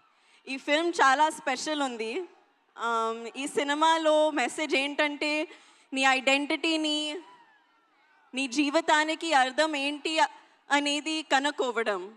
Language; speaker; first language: Telugu; non-native, learner; Hindi